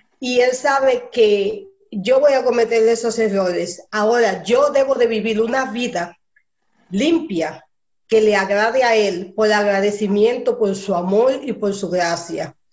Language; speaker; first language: Spanish; early bilingual, heritage; Spanish